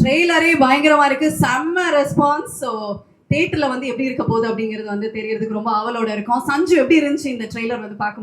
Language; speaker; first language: Tamil; native; Tamil